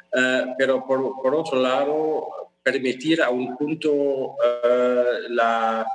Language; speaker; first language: Spanish; non-native, fluent; German